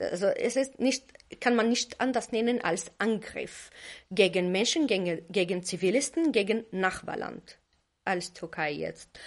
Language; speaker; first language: German; non-native, fluent; Arabic